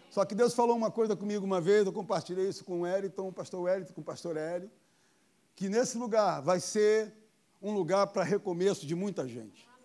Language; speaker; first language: Portuguese; native; Portuguese